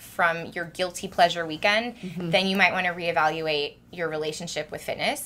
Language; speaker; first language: English; native; English